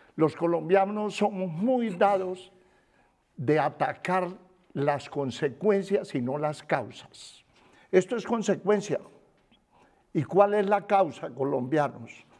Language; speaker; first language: Spanish; native; Spanish